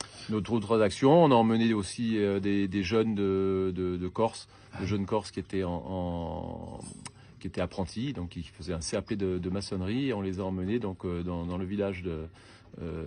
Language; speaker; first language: French; native; French